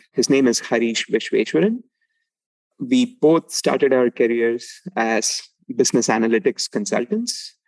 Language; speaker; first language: English; non-native, local second language; Tamil